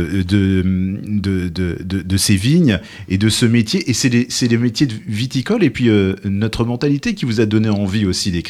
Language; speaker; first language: French; native; French